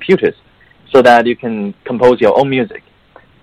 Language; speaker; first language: English; non-native, fluent; Chinese